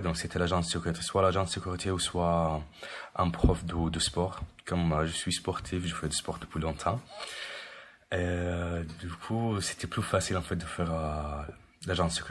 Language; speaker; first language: French; non-native, fluent; Arabic